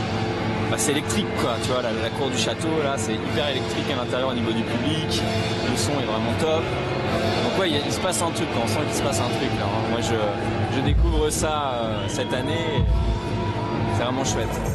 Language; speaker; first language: French; native; French